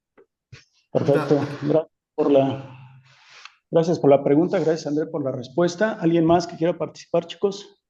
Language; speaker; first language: Spanish; native; Spanish